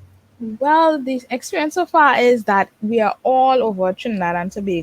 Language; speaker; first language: English; native; English